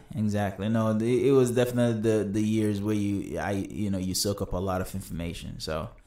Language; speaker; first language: English; early bilingual, other home language; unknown